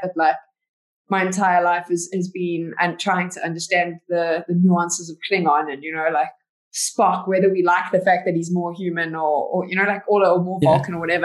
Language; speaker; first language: English; native; English